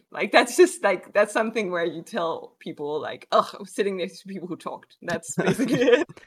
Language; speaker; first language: English; non-native, fluent; Danish